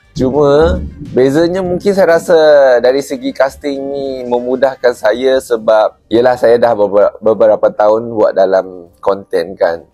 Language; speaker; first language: Malay; non-native, local second language; Chinese